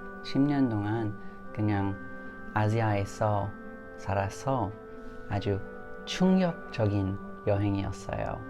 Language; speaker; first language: Korean; non-native, learner; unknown